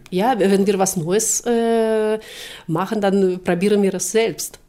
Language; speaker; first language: German; non-native, fluent; Russian